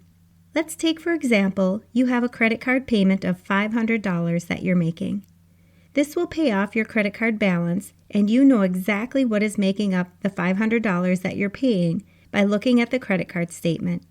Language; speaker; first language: English; native; English